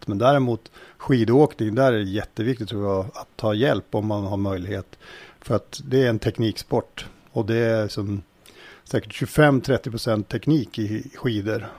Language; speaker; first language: Swedish; native; Swedish